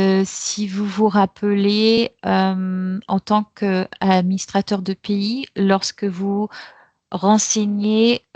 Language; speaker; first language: French; native; French